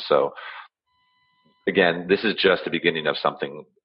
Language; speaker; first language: English; native; English